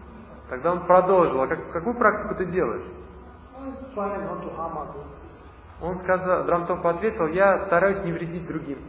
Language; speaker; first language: Russian; native; Russian